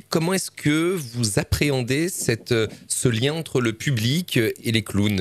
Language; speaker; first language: French; native; French